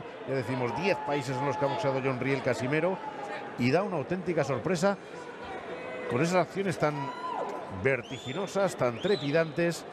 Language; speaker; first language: Spanish; native; Spanish